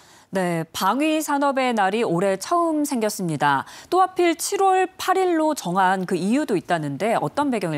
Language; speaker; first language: Korean; native; Korean